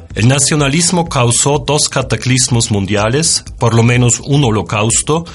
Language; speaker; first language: Spanish; non-native, fluent; German